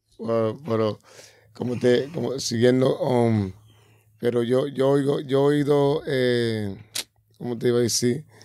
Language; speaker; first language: Spanish; early bilingual, heritage; Spanish